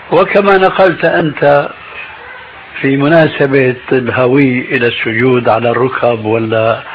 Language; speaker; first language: Arabic; early bilingual, other home language; Albanian